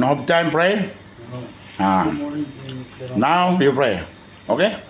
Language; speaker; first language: English; non-native, learner; Filipino